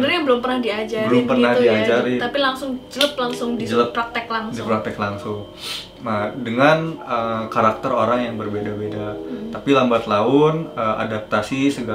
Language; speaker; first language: Indonesian; native; Indonesian